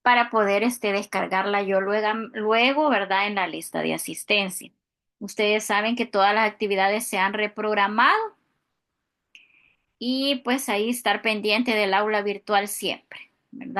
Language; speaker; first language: Spanish; native; Spanish